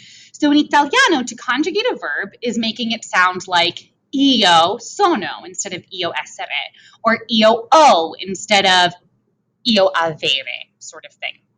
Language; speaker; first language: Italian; non-native, fluent; English